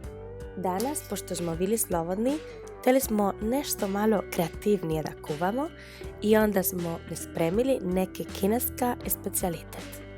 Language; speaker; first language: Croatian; non-native, fluent; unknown